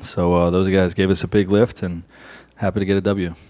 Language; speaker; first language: English; native; English